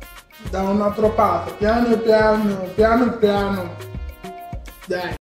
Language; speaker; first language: Italian; non-native, learner; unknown